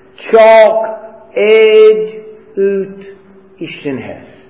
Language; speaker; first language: Hungarian; non-native, fluent; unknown